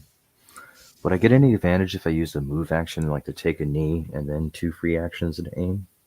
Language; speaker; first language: English; native; English